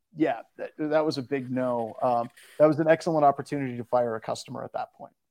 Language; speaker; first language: English; native; English